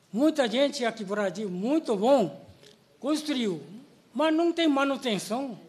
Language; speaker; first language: Portuguese; non-native, learner; Korean